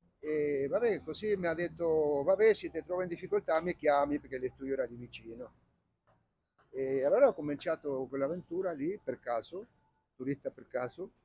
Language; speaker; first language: Italian; non-native, fluent; Spanish